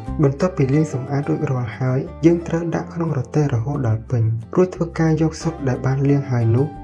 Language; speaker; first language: Khmer; native; Khmer